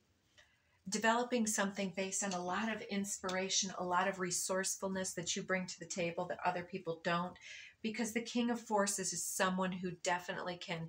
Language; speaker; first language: English; native; English